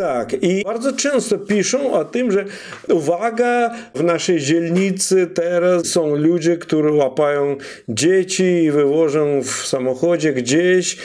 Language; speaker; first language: Polish; non-native, fluent; Russian